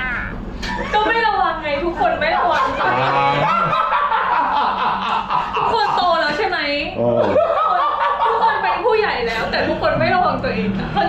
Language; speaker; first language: Thai; native; Thai